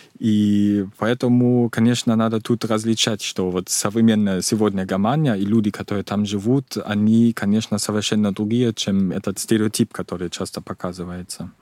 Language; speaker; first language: Russian; non-native, fluent; German